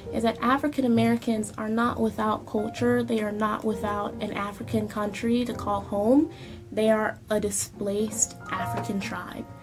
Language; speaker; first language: English; native; English